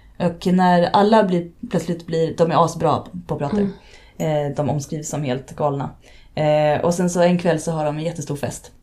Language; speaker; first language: Swedish; native; Swedish